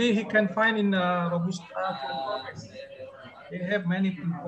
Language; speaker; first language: English; non-native, learner; Indonesian